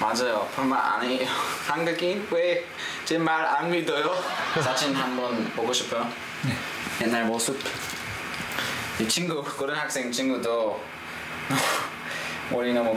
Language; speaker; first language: Korean; non-native, learner; English